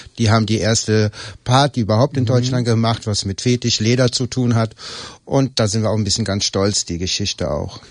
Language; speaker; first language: German; native; German